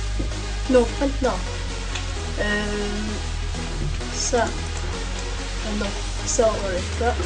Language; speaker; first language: French; native; French